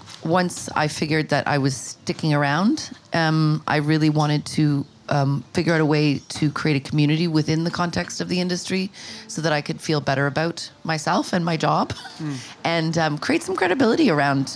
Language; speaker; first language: English; native; English